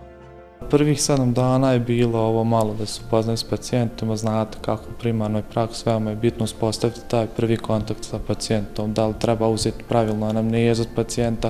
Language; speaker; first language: Bosnian; native; Bosnian